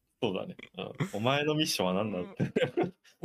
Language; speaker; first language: Japanese; native; Japanese